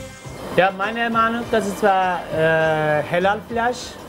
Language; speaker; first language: German; non-native, learner; Turkish